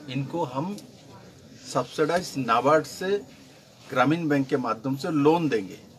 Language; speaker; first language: Hindi; non-native, local second language; Bangla